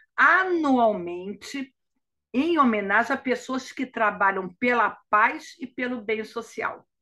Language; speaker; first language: Portuguese; native; Portuguese